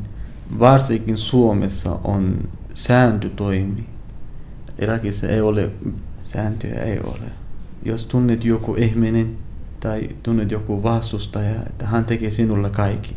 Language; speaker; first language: Finnish; non-native, learner; Arabic